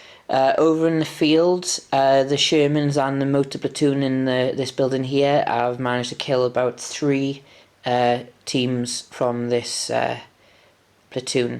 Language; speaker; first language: English; native; English